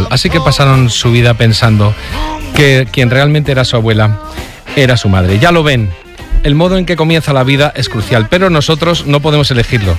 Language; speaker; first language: Spanish; native; Spanish